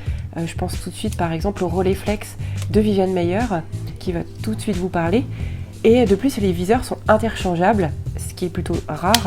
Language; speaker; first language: French; native; French